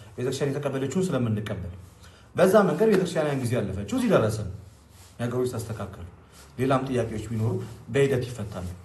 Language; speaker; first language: Amharic; non-native, local second language; Oromo